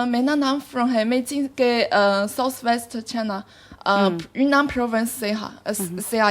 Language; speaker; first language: Hindi; non-native, fluent; Chinese